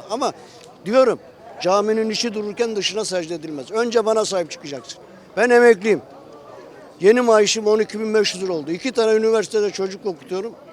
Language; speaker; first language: Turkish; native; Turkish